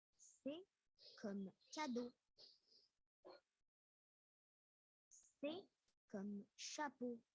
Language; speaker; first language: French; non-native, learner; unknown